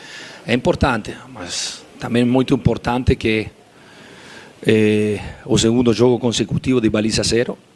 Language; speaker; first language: Portuguese; non-native, fluent; Spanish